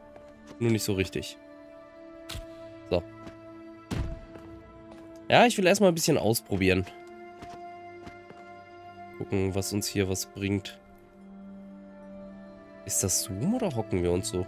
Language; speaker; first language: German; native; German